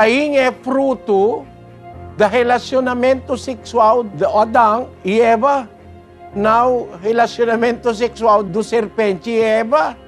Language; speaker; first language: Portuguese; non-native, learner; Filipino